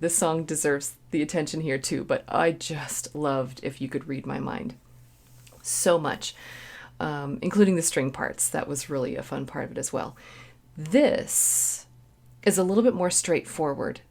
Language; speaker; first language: English; native; English